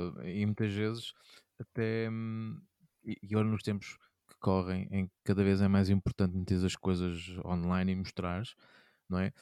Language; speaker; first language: Portuguese; native; Portuguese